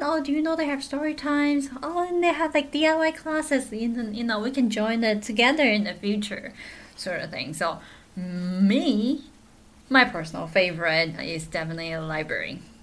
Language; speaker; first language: English; non-native, fluent; Chinese